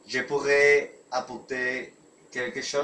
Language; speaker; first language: French; non-native, learner; Spanish